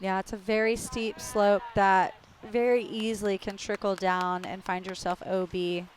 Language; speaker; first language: English; native; English